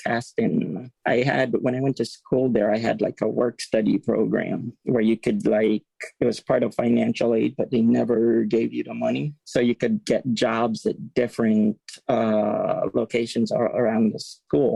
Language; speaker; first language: English; native; English